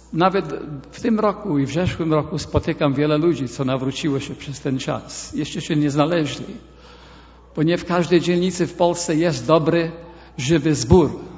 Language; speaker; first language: Polish; early bilingual, heritage; Polish